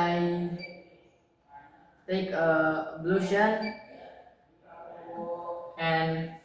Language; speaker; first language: English; non-native, learner; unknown